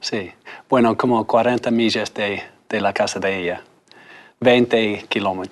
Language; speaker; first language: Spanish; non-native, fluent; English